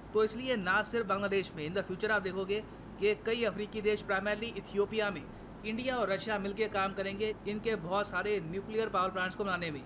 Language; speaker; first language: Hindi; native; Hindi